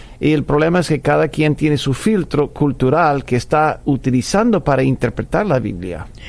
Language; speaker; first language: Spanish; non-native, fluent; English